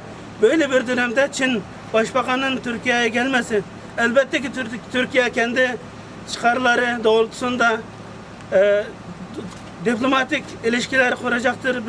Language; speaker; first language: Turkish; non-native, fluent; Uyghur